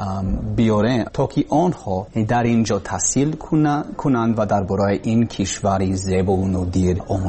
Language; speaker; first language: Persian; non-native, learner; English